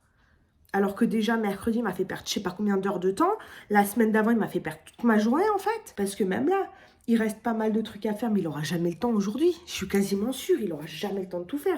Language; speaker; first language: French; native; French